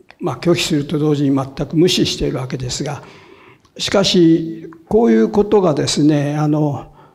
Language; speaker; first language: Japanese; native; Japanese